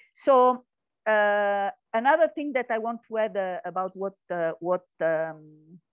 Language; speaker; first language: English; non-native, learner; Italian